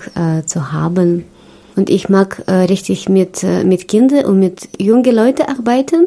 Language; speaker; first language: German; non-native, learner; Russian